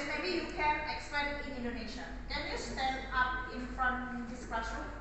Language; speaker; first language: English; non-native, learner; Indonesian